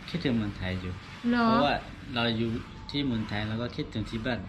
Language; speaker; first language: Thai; non-native, learner; Burmese